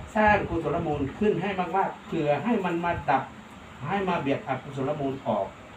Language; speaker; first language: Thai; native; Thai